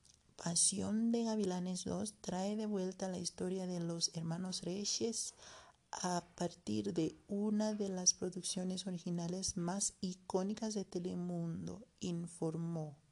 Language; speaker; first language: Spanish; non-native, learner; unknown